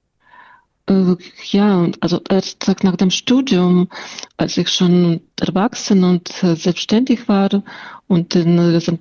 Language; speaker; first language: German; non-native, fluent; Russian